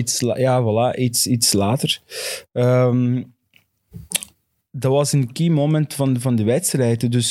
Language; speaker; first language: Dutch; non-native, fluent; Portuguese